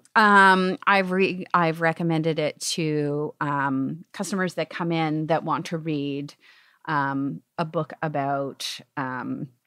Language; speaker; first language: English; native; English